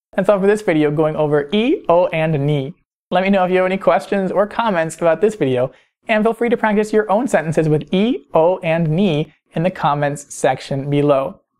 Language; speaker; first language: English; native; English